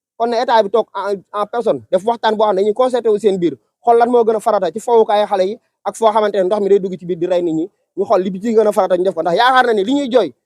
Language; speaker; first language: Wolof; native; Wolof